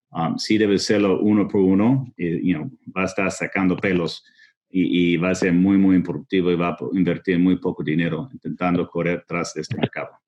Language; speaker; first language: Spanish; non-native, fluent; English